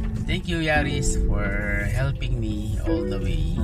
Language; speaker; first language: English; non-native, local second language; Filipino